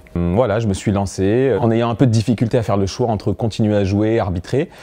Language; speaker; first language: French; native; French